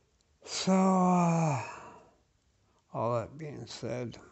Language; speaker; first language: English; native; English